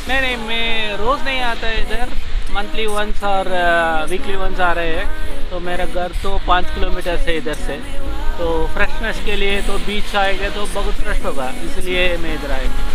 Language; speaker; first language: Hindi; non-native, local second language; Tamil